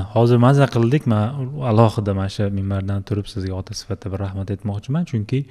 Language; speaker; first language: Uzbek; native; Uzbek